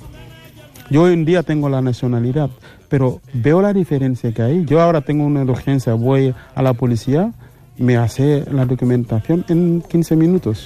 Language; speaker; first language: Spanish; non-native, fluent; Wolof